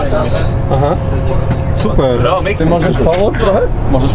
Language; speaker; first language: Polish; native; Polish